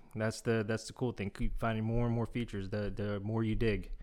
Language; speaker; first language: English; non-native, fluent; Korean